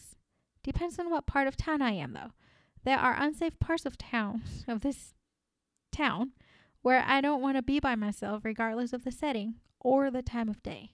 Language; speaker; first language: English; non-native, fluent; Spanish